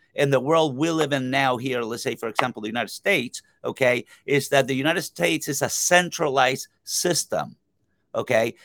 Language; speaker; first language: English; non-native, fluent; Spanish